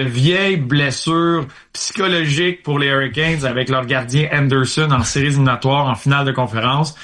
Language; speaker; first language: French; native; French